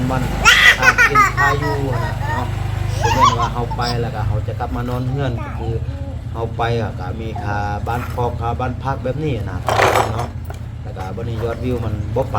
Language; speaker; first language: Thai; non-native, local second language; Lao